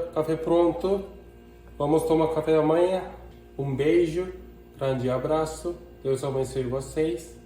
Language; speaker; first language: Portuguese; non-native, learner; Turkish